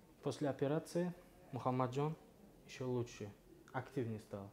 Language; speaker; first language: Russian; non-native, learner; Uzbek